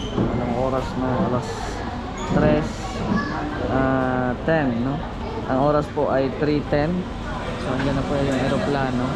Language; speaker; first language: Filipino; non-native, local second language; Cebuano